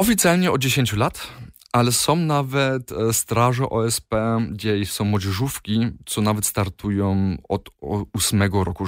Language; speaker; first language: Polish; early bilingual, heritage; Polish